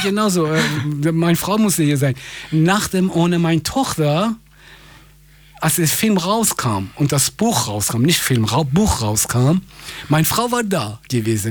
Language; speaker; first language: German; non-native, fluent; Persian